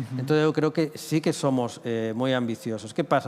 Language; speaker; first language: Spanish; native; Spanish